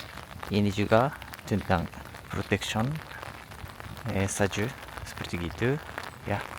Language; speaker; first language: Indonesian; non-native, learner; Japanese